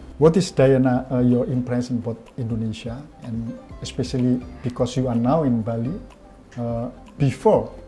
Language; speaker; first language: English; non-native, fluent; Indonesian